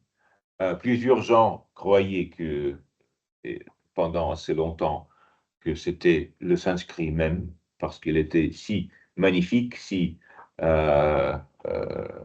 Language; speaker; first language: French; non-native, fluent; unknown